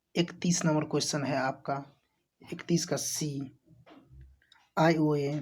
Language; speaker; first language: Hindi; native; Hindi